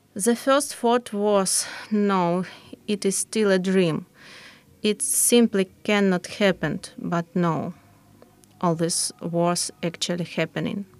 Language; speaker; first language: English; non-native, fluent; Ukrainian